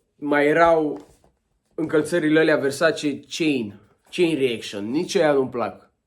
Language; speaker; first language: Romanian; native; Romanian